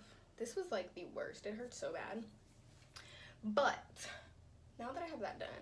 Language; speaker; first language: English; native; English